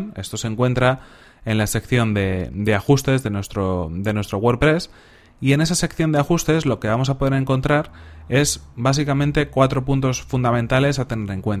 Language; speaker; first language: Spanish; native; Spanish